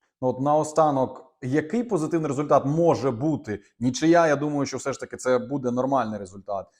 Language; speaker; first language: Ukrainian; native; Ukrainian